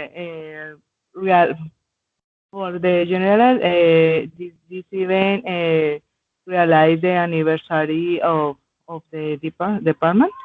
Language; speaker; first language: English; non-native, learner; Spanish